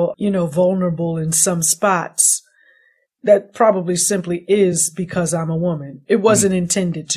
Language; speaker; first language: English; native; English